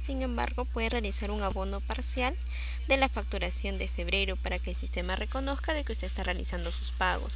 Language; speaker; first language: Spanish; native; Spanish